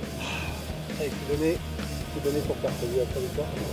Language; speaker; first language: French; native; French